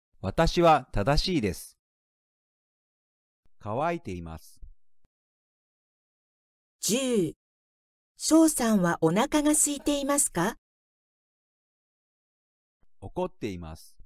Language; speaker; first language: Japanese; non-native, learner; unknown